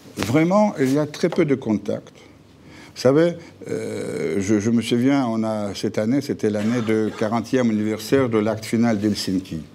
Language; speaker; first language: French; non-native, fluent; Russian